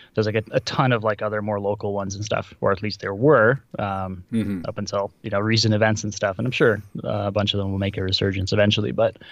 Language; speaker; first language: English; early bilingual, other home language; Russian